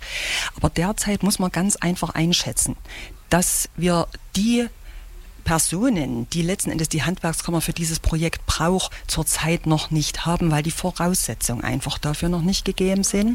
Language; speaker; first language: German; native; German